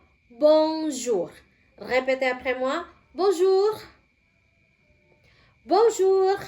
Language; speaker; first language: French; non-native, fluent; Indonesian